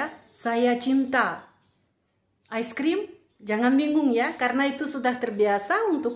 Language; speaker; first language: Indonesian; non-native, fluent; Russian